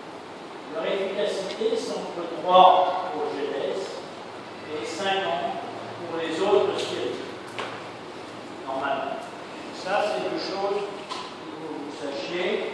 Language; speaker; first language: French; native; French